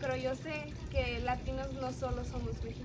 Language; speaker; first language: Spanish; early bilingual, heritage; Spanish